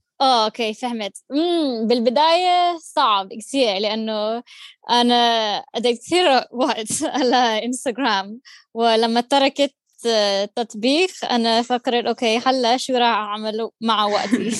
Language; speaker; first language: Arabic; non-native, learner; English